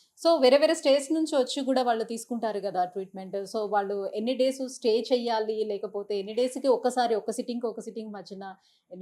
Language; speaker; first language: Telugu; native; Telugu